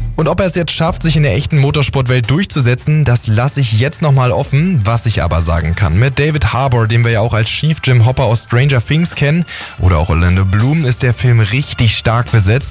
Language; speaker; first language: German; native; German